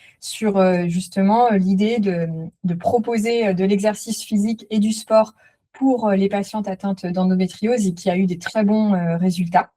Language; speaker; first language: French; native; French